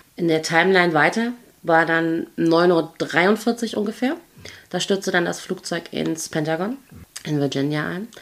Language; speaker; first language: German; native; German